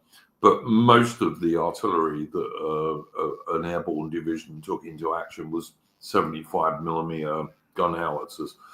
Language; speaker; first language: English; native; English